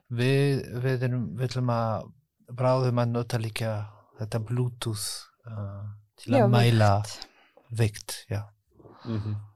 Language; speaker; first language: Icelandic; non-native, learner; French